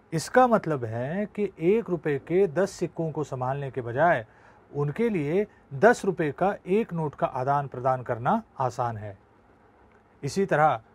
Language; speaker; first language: Hindi; non-native, local second language; Marathi